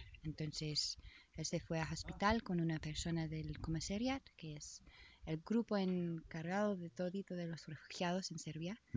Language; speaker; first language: Spanish; non-native, learner; English